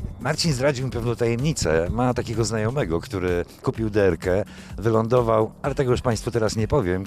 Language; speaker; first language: Polish; native; Polish